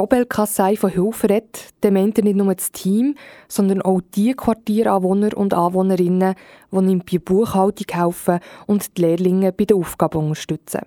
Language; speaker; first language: German; native; German